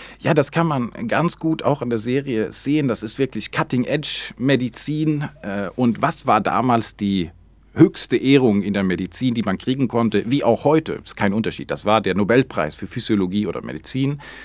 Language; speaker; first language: German; non-native, fluent; Swedish